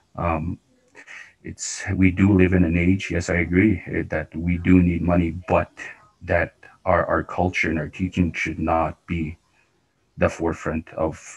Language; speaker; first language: English; non-native, fluent; Cree